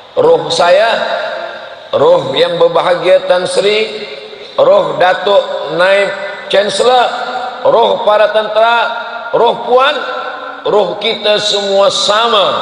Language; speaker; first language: Malay; native; Malay